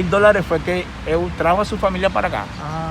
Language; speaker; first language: Portuguese; non-native, learner; Spanish